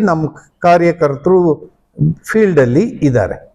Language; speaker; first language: Kannada; native; Kannada